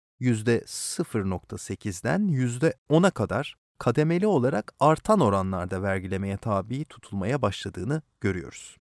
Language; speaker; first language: Turkish; native; Turkish